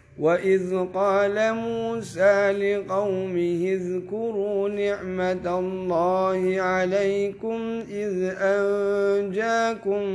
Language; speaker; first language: Arabic; non-native, learner; Indonesian